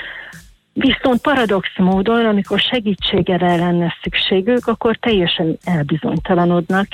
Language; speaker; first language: Hungarian; native; Hungarian